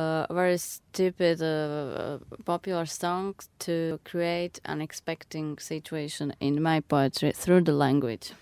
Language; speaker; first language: English; non-native, fluent; Slovak